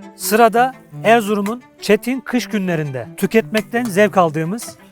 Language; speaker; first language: Turkish; native; Turkish